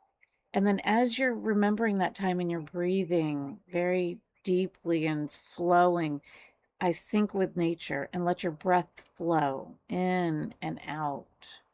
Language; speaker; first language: English; native; English